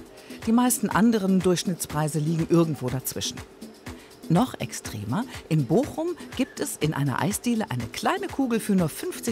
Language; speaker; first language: German; native; German